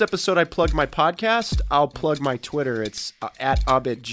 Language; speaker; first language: English; native; English